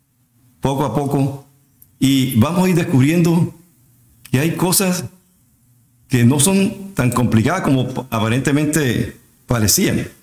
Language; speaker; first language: Spanish; native; Spanish